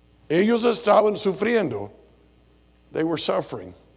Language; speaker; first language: English; native; English